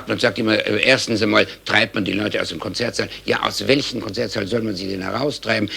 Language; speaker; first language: German; native; German